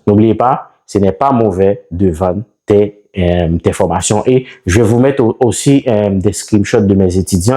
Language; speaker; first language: French; non-native, local second language; Haitian Creole